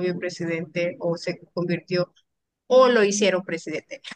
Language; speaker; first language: Spanish; non-native, learner; English